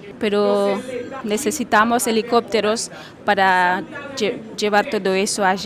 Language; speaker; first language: Spanish; non-native, fluent; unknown